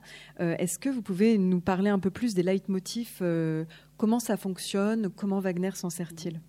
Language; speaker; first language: French; native; French